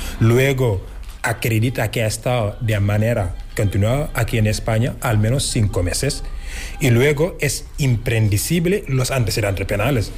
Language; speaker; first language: Spanish; non-native, fluent; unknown